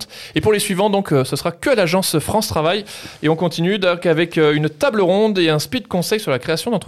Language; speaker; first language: French; native; French